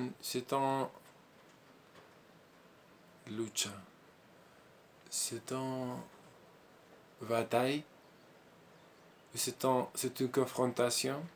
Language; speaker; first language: French; non-native, learner; Spanish